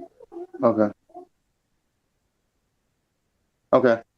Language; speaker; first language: English; native; English